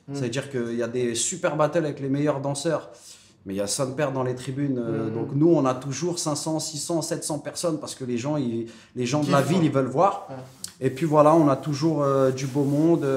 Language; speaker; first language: French; native; French